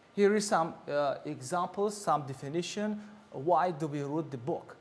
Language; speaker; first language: English; non-native, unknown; Tajik